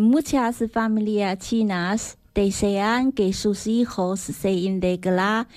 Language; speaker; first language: Spanish; non-native, learner; Chinese